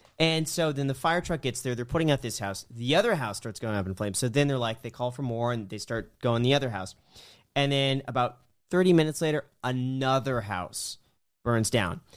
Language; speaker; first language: English; native; English